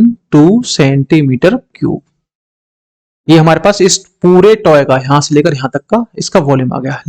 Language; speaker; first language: Hindi; native; Hindi